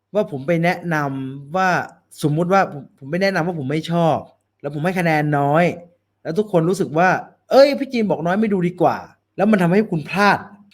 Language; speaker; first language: Thai; native; Thai